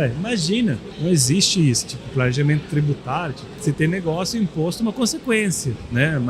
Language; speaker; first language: Portuguese; non-native, fluent; Italian